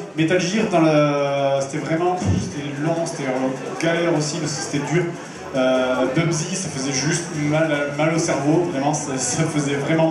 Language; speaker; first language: French; native; French